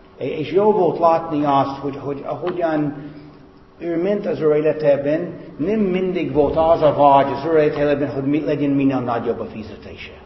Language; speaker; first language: Hungarian; native; Hungarian